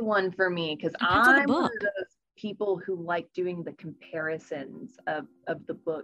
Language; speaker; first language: English; native; English